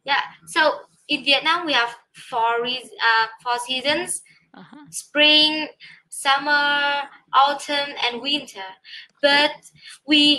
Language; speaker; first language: English; non-native, learner; Vietnamese